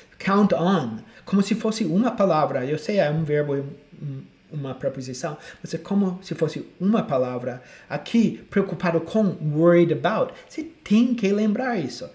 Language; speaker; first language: Portuguese; non-native, fluent; English